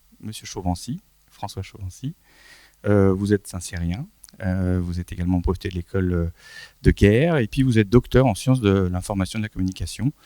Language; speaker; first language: French; native; French